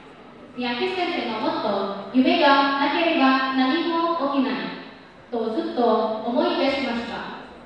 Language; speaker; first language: Japanese; non-native, learner; Indonesian